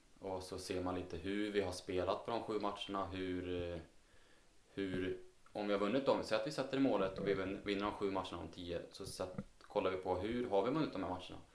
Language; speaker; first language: Swedish; native; Swedish